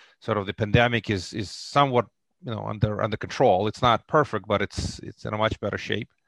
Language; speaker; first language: English; non-native, fluent; Russian